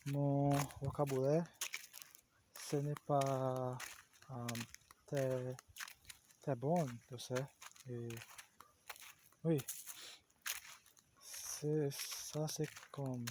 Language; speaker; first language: French; non-native, learner; Portuguese